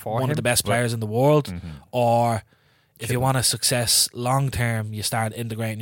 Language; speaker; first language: English; native; English